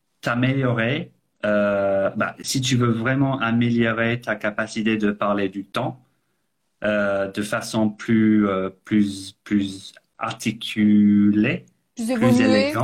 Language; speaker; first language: French; non-native, fluent; English